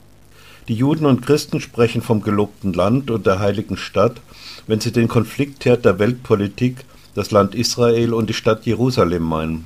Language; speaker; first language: German; native; German